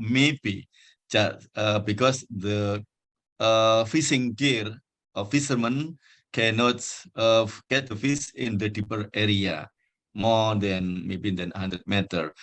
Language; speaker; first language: English; non-native, fluent; Indonesian